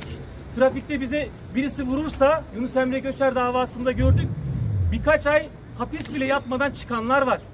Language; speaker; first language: Turkish; native; Turkish